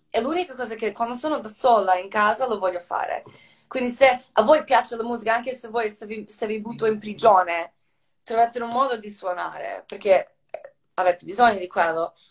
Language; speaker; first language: Italian; non-native, fluent; Croatian